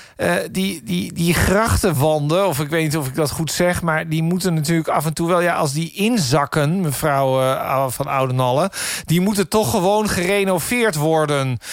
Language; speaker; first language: Dutch; native; Dutch